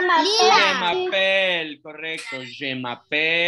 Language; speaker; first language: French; non-native, fluent; Spanish